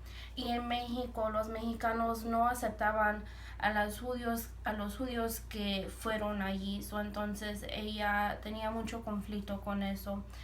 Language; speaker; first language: Spanish; early bilingual, heritage; Spanish